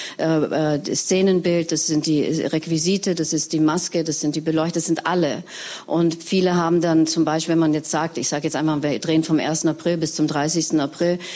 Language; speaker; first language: German; native; German